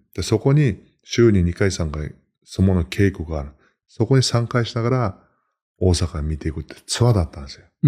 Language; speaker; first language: Japanese; non-native, fluent; Mongolian